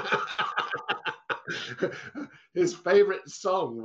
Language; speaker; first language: English; native; English